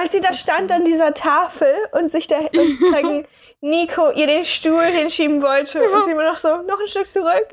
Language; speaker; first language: German; native; German